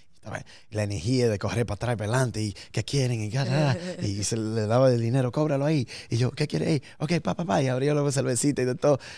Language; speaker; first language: Spanish; early bilingual, heritage; Spanish